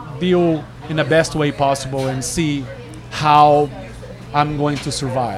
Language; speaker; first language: English; non-native, fluent; Portuguese